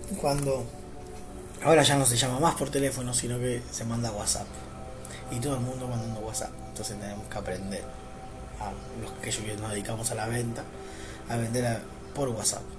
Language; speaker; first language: Spanish; native; Spanish